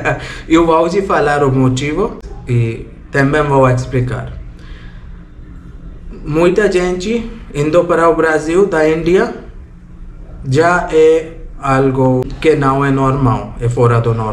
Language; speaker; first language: Portuguese; non-native, learner; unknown